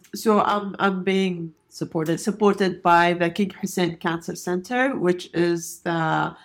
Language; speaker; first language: English; non-native, fluent; Arabic